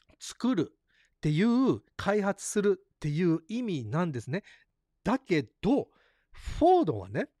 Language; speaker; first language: Japanese; early bilingual, heritage; Japanese